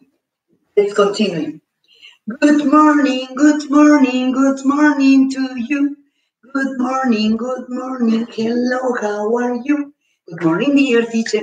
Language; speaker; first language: English; non-native, fluent; Spanish